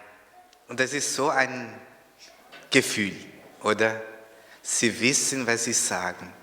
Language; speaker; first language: German; non-native, fluent; Portuguese